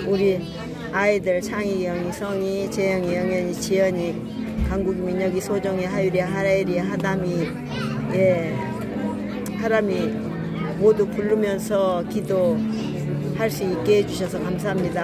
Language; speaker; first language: Korean; native; Korean